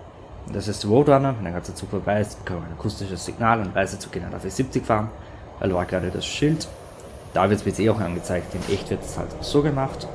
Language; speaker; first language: German; native; German